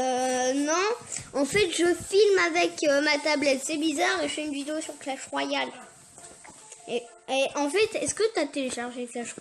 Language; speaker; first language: French; native; French